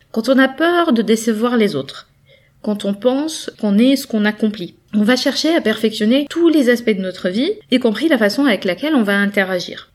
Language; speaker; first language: French; native; French